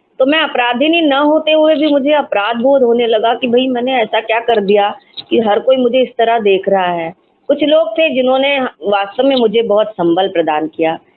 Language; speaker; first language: Hindi; non-native, local second language; Marathi